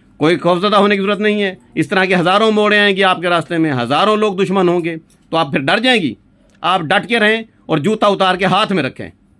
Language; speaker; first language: Urdu; non-native, local second language; Saraiki